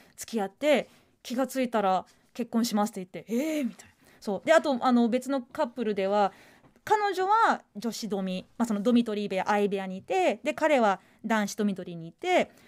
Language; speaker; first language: Japanese; native; Japanese